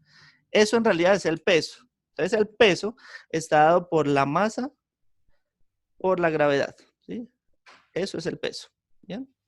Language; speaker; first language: Spanish; native; Spanish